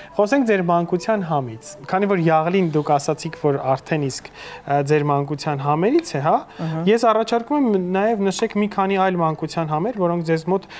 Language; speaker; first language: Armenian; native; Armenian